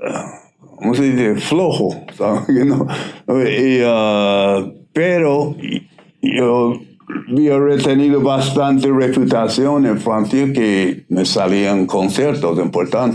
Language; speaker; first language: Spanish; non-native, learner; English